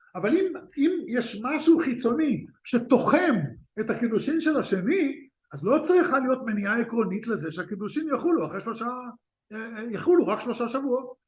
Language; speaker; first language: Hebrew; native; Hebrew